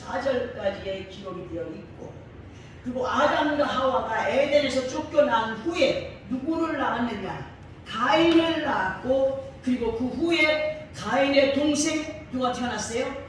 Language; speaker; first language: Korean; native; Korean